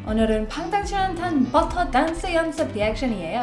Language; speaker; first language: Korean; non-native, learner; English